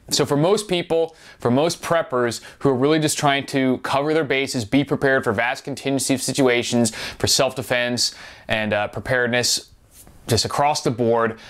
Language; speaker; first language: English; native; English